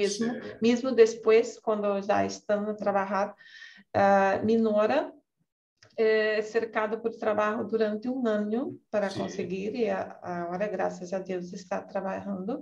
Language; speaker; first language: Spanish; non-native, learner; Portuguese